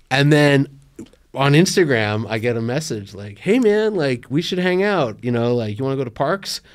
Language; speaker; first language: English; native; English